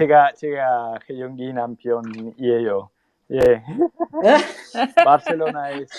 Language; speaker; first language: Korean; non-native, learner; Spanish